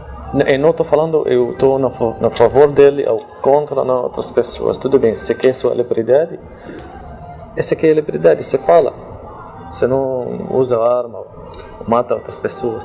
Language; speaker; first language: Portuguese; non-native, fluent; Arabic